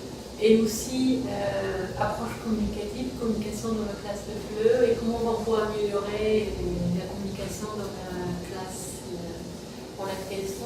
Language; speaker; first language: French; non-native, fluent; Persian